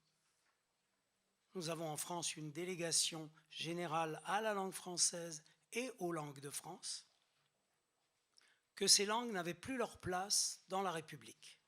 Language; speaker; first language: French; native; French